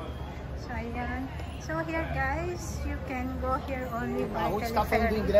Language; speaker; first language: English; non-native, learner; Filipino